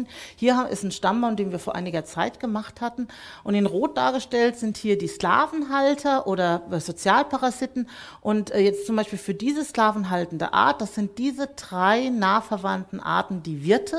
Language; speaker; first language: German; native; German